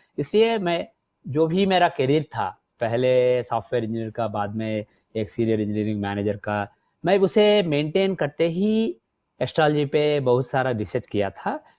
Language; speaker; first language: Hindi; non-native, local second language; Telugu